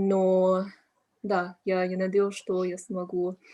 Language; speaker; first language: Russian; non-native, learner; English